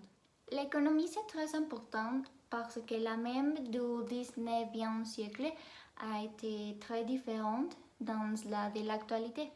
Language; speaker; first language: French; non-native, learner; Spanish